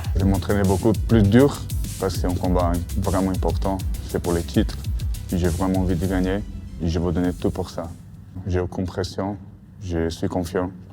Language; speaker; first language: French; non-native, learner; Portuguese